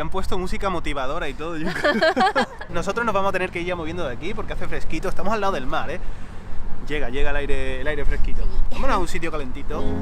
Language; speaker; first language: Spanish; native; Spanish